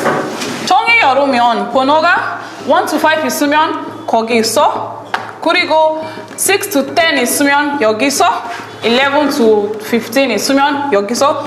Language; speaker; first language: Korean; non-native, learner; Igbo